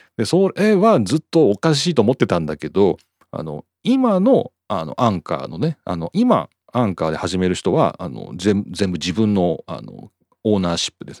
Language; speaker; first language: Japanese; native; Japanese